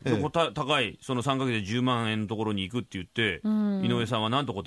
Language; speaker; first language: Japanese; native; Japanese